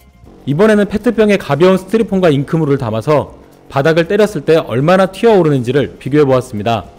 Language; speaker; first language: Korean; native; Korean